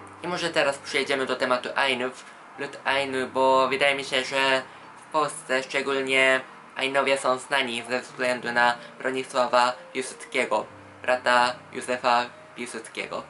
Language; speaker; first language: Polish; non-native, fluent; Japanese